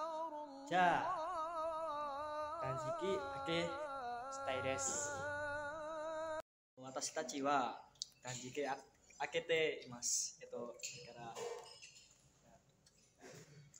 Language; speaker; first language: Japanese; non-native, learner; Indonesian